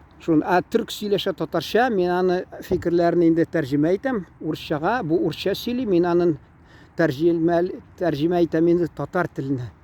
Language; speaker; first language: Tatar; native; Tatar